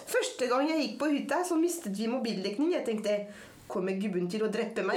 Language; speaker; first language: Norwegian; non-native, fluent; French